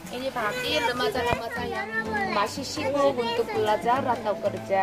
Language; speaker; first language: Indonesian; non-native, fluent; Korean